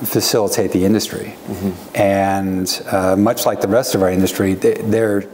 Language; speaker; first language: English; native; English